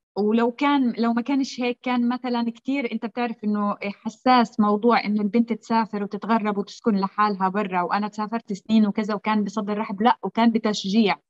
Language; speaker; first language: Arabic; native; Arabic